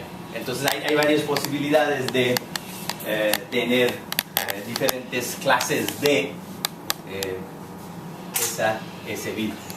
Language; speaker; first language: Spanish; non-native, fluent; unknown